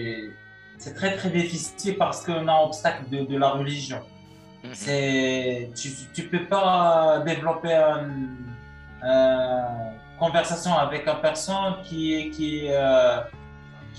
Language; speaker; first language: French; non-native, local second language; Arabic